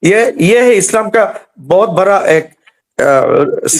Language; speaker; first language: Hindi; non-native, learner; Bangla